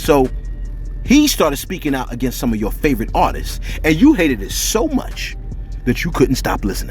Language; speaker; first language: English; native; English